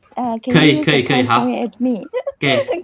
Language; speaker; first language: Chinese; early bilingual, heritage; Chinese